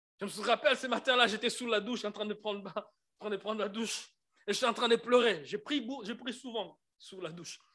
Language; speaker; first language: French; non-native, local second language; Lingala